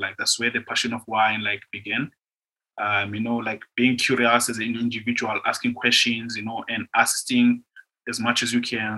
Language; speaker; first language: English; non-native, local second language; Xhosa